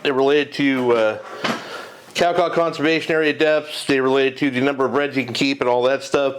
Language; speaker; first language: English; native; English